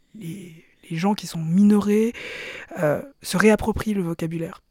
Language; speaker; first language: French; native; French